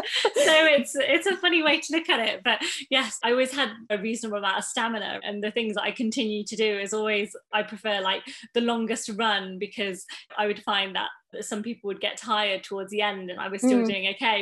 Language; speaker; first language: English; native; English